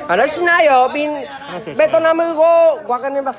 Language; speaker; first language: Japanese; non-native, learner; Vietnamese